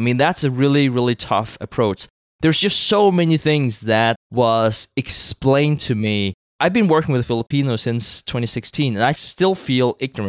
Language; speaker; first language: English; non-native, fluent; Danish